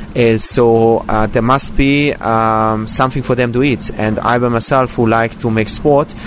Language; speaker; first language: English; non-native, fluent; German